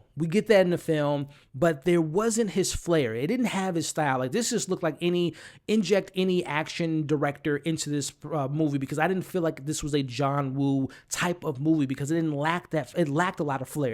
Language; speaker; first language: English; native; English